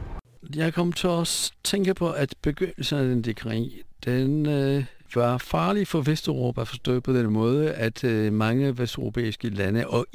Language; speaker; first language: Danish; non-native, fluent; Polish